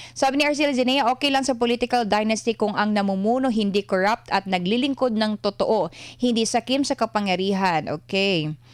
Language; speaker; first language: Filipino; non-native, local second language; Cebuano